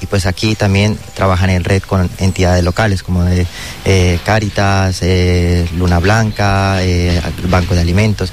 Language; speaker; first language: Spanish; native; Spanish